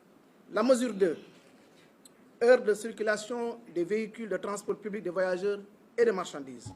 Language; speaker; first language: French; non-native, local second language; Wolof